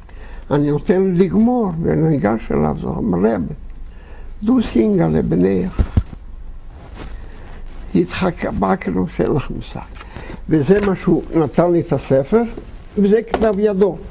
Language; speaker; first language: Hebrew; non-native, fluent; Yiddish